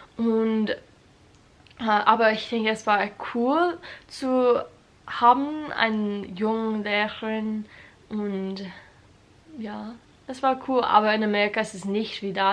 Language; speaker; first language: German; non-native, learner; English